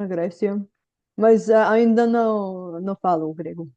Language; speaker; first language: Portuguese; non-native, fluent; Bulgarian